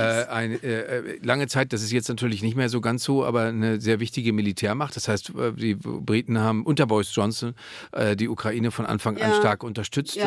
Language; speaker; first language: German; native; German